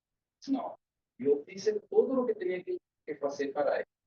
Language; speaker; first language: Portuguese; non-native, learner; Spanish